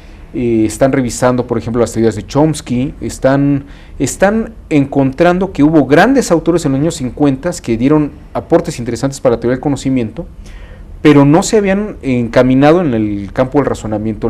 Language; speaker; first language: Spanish; native; Spanish